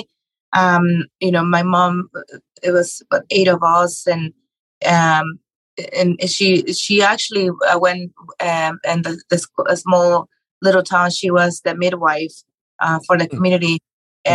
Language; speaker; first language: English; non-native, fluent; Spanish